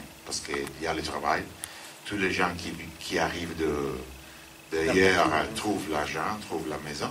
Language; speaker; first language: French; non-native, fluent; Italian